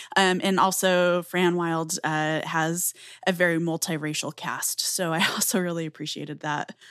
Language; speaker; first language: English; native; English